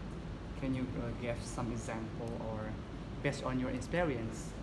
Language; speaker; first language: English; non-native, learner; Indonesian